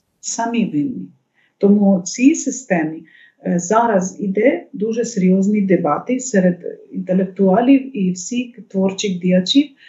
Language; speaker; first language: Ukrainian; non-native, fluent; Bangla